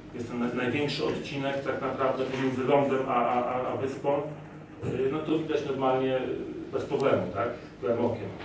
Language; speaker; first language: Polish; native; Polish